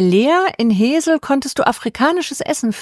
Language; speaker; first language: German; native; German